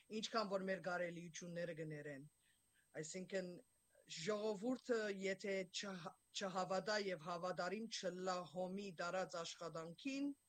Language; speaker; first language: Armenian; native; Armenian